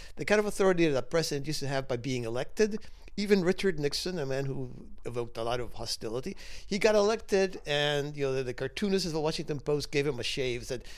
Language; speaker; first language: English; early bilingual, other home language; Spanish